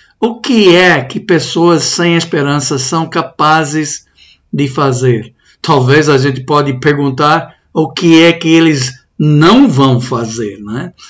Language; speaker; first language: Portuguese; non-native, fluent; English